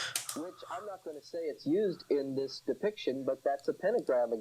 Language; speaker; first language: English; native; English